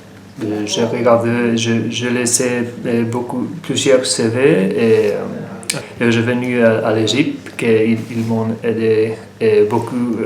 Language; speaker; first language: French; non-native, learner; Spanish